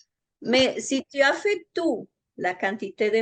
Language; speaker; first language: French; non-native, fluent; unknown